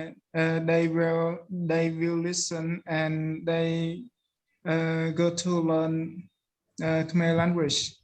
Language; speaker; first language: English; non-native, learner; Khmer